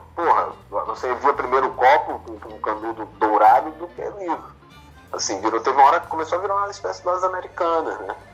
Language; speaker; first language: Portuguese; native; Portuguese